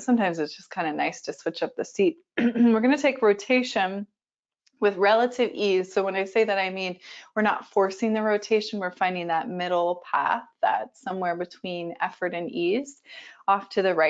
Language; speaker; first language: English; native; English